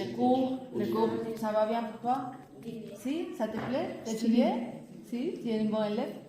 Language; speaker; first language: French; non-native, fluent; Spanish